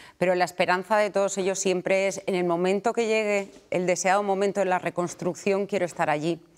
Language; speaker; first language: Spanish; native; Spanish